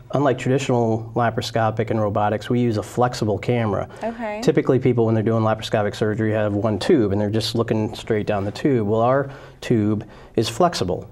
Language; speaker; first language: English; native; English